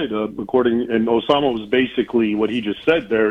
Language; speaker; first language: English; native; English